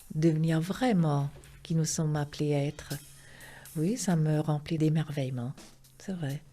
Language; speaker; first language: French; non-native, fluent; German